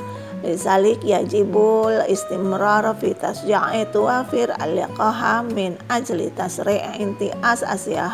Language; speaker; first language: Arabic; non-native, fluent; Indonesian